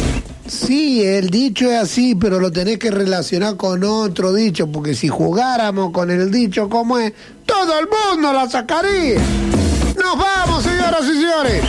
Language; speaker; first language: Spanish; native; Spanish